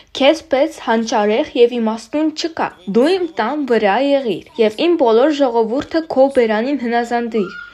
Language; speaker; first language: Armenian; non-native, local second language; Russian